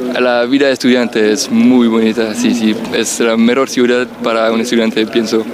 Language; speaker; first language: Spanish; non-native, learner; French